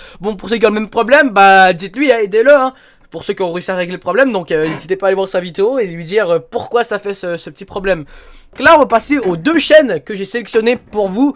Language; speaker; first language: French; native; French